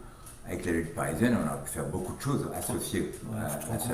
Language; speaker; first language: French; native; French